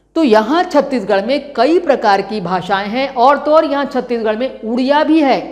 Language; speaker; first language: Hindi; non-native, local second language; Chhattisgarhi